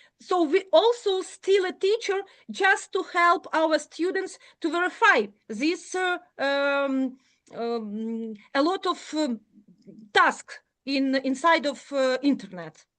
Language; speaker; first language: English; non-native, learner; Ukrainian